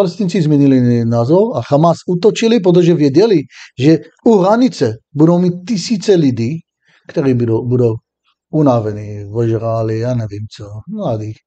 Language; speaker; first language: Czech; non-native, fluent; Hebrew